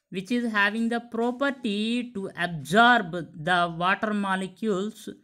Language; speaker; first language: English; non-native, local second language; Telugu